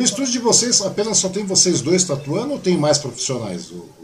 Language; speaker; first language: Portuguese; native; Portuguese